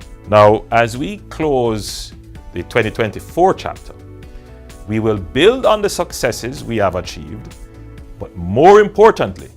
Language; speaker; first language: English; native; English